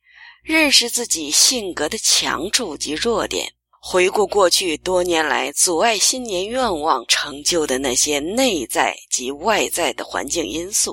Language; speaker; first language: Chinese; native; Chinese